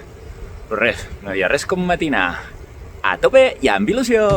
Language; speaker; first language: Catalan; native; Catalan